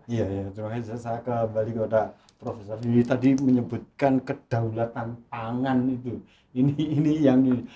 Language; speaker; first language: Indonesian; native; Indonesian